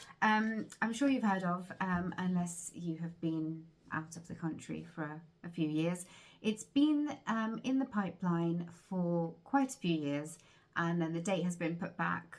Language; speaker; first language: English; native; English